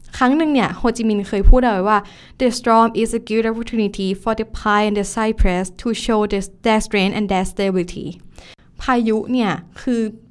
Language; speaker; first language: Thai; native; Thai